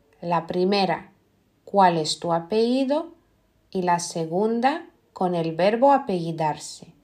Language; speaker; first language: Spanish; non-native, fluent; Lithuanian